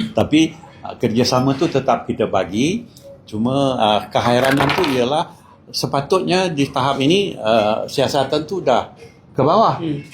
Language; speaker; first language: Malay; native; Malay